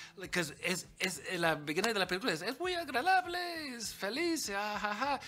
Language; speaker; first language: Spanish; early bilingual, other home language; English